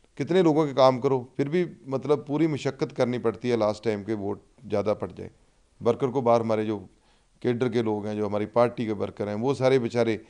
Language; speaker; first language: Hindi; non-native, local second language; Punjabi